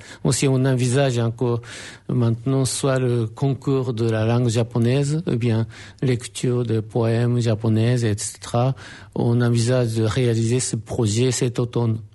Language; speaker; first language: French; non-native, fluent; Japanese